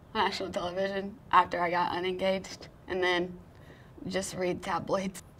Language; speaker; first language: English; native; English